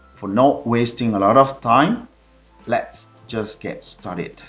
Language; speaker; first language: English; non-native, fluent; Indonesian